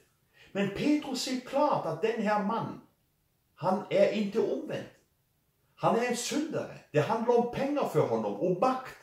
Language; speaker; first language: Swedish; non-native, fluent; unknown